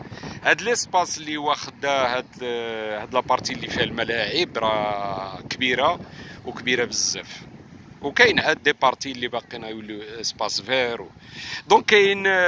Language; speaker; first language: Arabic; native; Arabic